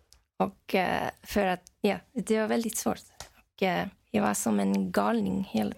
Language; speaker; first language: Swedish; non-native, fluent; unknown